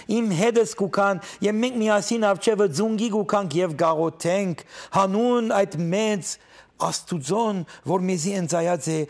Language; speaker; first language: Armenian; early bilingual, heritage; Armenian